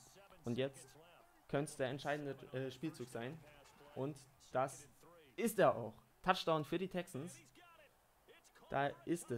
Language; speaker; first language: German; native; German